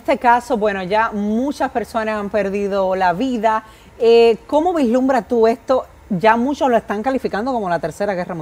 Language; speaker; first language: Spanish; native; Spanish